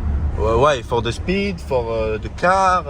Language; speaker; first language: English; non-native, learner; French